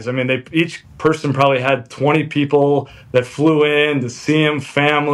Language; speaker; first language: English; native; English